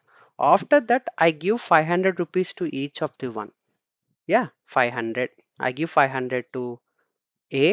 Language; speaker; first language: English; non-native, local second language; Telugu